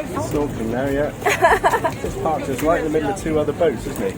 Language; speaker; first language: English; native; English